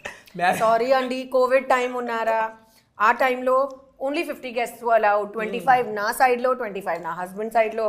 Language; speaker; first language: Telugu; non-native, learner; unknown